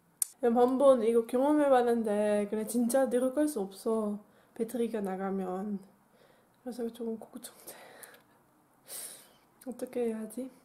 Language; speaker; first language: Korean; non-native, learner; Dutch